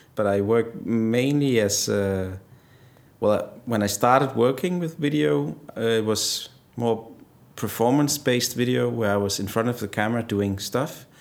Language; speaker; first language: English; non-native, fluent; Danish